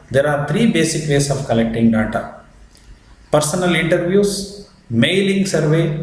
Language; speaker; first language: English; non-native, local second language; Kannada